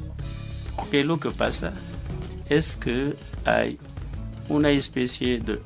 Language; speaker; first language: Spanish; non-native, fluent; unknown